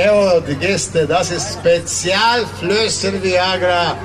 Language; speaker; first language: German; non-native, learner; Slovenian